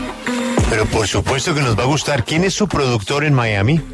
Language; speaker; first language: Spanish; native; Spanish